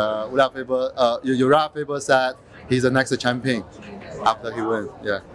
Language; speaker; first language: English; non-native, fluent; Chinese